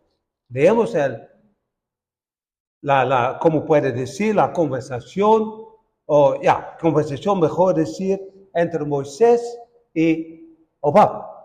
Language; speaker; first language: Spanish; non-native, fluent; Dutch